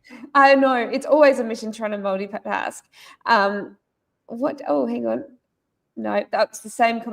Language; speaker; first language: English; native; English